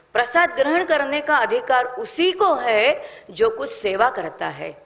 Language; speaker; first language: Hindi; non-native, local second language; Marathi